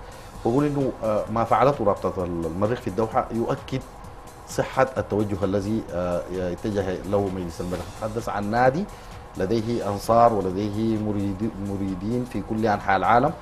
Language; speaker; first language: Arabic; native; Arabic